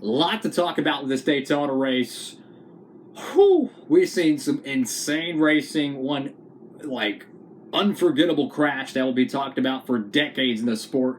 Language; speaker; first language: English; native; English